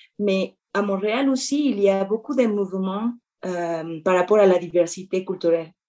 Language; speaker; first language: French; non-native, fluent; Spanish